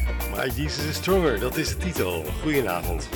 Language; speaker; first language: Dutch; native; Dutch